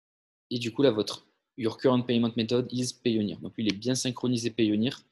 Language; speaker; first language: French; native; French